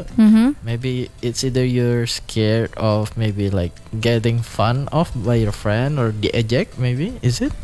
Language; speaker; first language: English; non-native, fluent; Indonesian